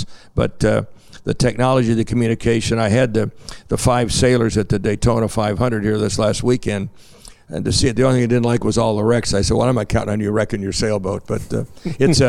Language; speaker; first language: English; native; English